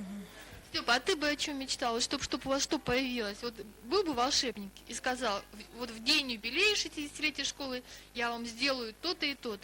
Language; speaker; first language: Russian; native; Russian